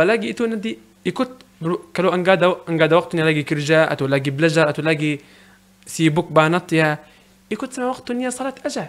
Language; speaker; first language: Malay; non-native, learner; Arabic